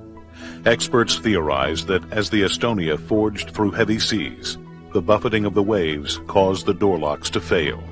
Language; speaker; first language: English; native; English